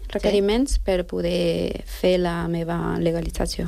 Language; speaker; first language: Catalan; non-native, fluent; Spanish